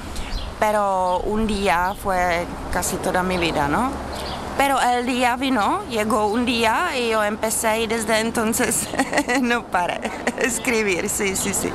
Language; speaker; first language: Spanish; non-native, learner; Czech